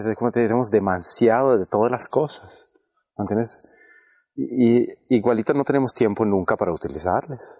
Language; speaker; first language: Spanish; non-native, fluent; Swedish